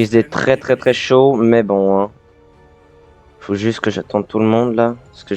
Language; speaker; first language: French; native; French